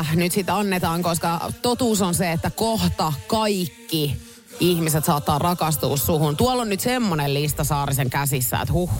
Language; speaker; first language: Finnish; native; Finnish